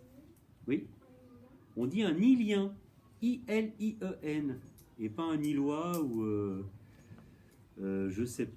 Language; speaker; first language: French; native; French